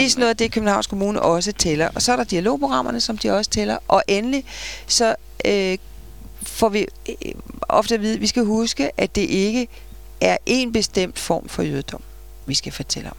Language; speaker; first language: Danish; native; Danish